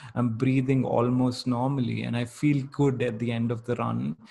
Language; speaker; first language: English; non-native, local second language; Kannada